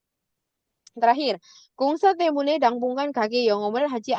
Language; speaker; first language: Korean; non-native, fluent; Indonesian